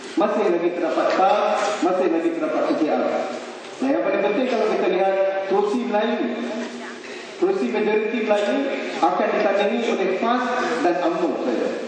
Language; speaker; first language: Malay; native; Malay